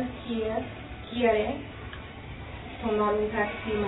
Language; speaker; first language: Spanish; non-native, learner; English